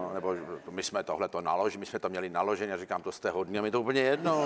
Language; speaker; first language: Czech; native; Czech